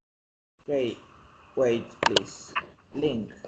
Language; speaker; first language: English; non-native, learner; Spanish